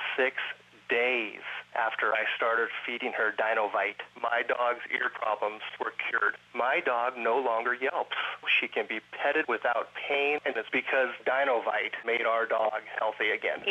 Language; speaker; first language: English; native; English